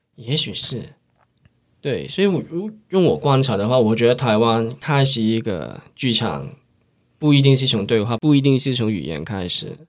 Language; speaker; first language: Chinese; non-native, local second language; Cantonese